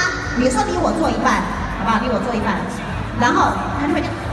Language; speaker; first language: Chinese; native; Chinese